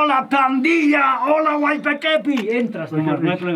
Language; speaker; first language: Spanish; native; Spanish